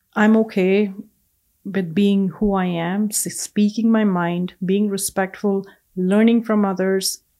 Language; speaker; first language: English; non-native, local second language; Punjabi